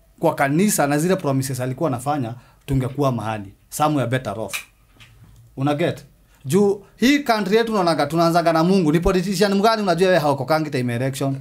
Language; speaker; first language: Swahili; native; Swahili